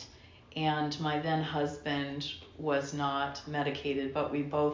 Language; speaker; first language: English; native; English